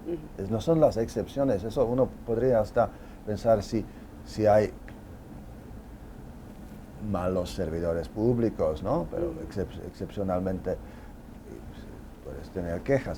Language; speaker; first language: Spanish; non-native, fluent; Czech